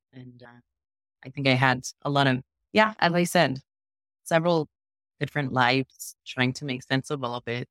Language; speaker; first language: English; non-native, fluent; French